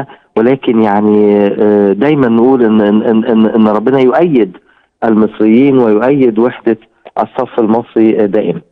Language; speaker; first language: Arabic; native; Arabic